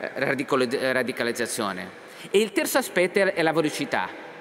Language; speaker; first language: Italian; non-native, fluent; Portuguese